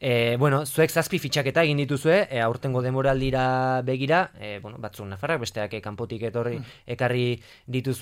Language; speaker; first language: Basque; native; Basque